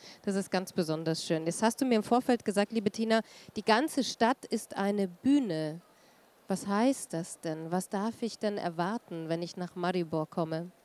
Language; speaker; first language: German; native; German